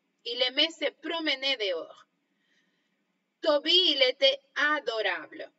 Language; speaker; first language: French; non-native, fluent; Spanish